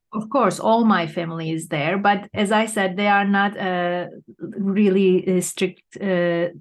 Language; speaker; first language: English; non-native, fluent; Turkish